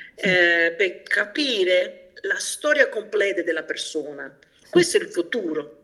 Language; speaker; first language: Italian; early bilingual, heritage; Italian